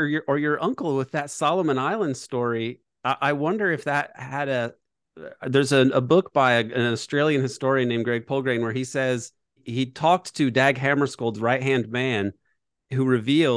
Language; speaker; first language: English; native; English